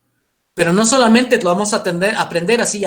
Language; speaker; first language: Spanish; native; Spanish